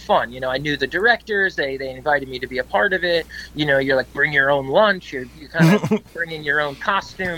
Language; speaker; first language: English; native; English